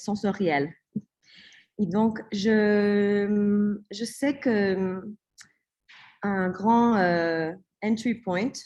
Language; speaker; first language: French; non-native, learner; English